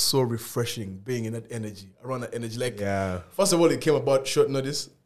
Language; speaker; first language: English; non-native, local second language; Ganda